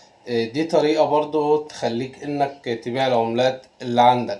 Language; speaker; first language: Arabic; native; Arabic